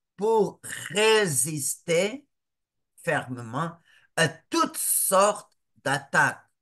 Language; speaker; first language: French; non-native, fluent; Portuguese